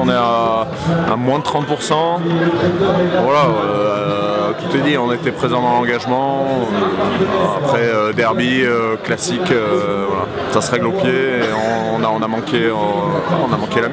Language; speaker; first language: French; native; French